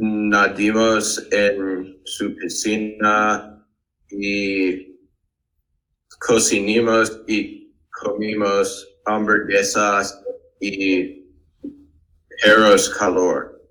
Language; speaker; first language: Spanish; non-native, learner; English